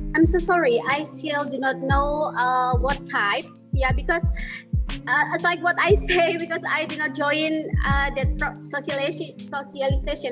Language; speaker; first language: English; non-native, learner; Indonesian